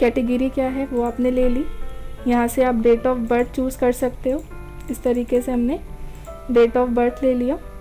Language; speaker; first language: Hindi; native; Hindi